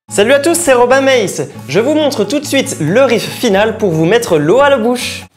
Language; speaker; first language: French; native; French